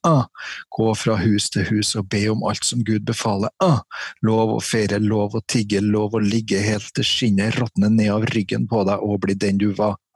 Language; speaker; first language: Norwegian; native; Norwegian